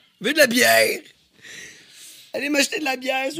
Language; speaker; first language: French; native; French